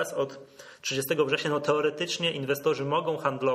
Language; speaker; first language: Polish; native; Polish